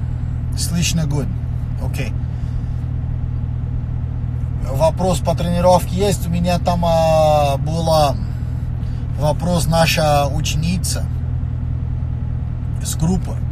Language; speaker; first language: Russian; non-native, learner; Portuguese